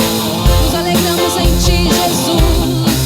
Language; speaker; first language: Portuguese; native; Portuguese